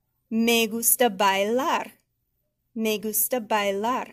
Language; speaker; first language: Spanish; non-native, fluent; English